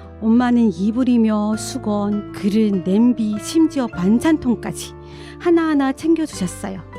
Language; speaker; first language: Korean; non-native, fluent; Chinese